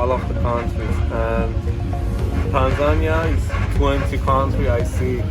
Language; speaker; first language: English; non-native, learner; Persian